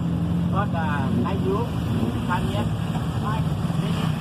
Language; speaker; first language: English; non-native, learner; Thai